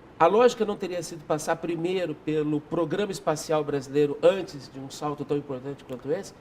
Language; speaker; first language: Portuguese; native; Portuguese